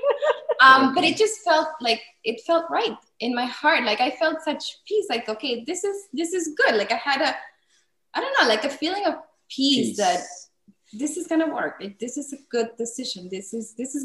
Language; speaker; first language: English; non-native, fluent; Spanish